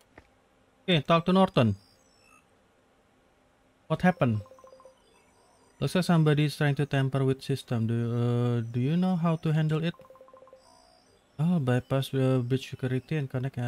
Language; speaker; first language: English; non-native, learner; Indonesian